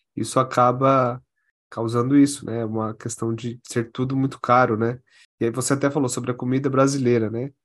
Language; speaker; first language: Portuguese; native; Portuguese